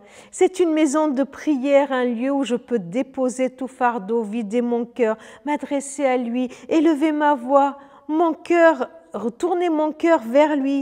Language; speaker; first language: French; native; French